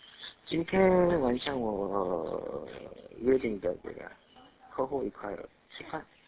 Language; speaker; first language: Chinese; non-native, learner; Korean